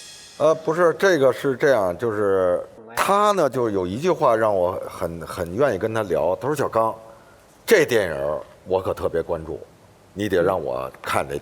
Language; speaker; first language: Chinese; native; Chinese